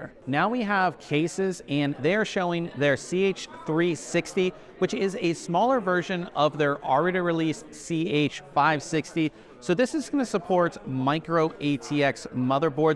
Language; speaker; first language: English; native; English